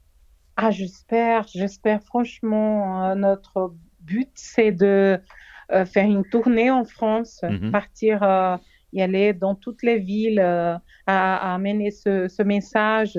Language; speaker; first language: French; non-native, fluent; Portuguese